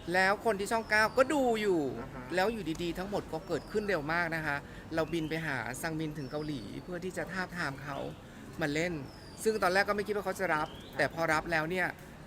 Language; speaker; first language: Thai; native; Thai